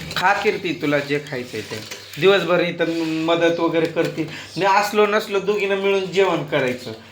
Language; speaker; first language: Marathi; native; Marathi